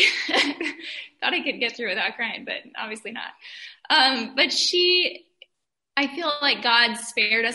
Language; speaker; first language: English; native; English